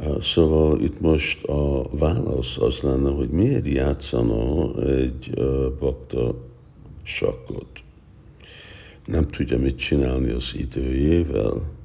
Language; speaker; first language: Hungarian; early bilingual, heritage; Hungarian